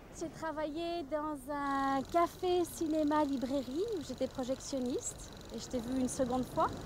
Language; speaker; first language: French; native; French